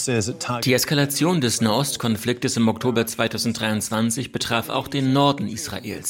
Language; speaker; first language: German; native; German